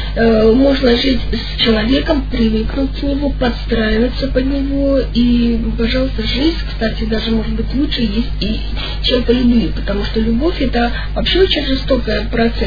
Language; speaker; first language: Russian; native; Russian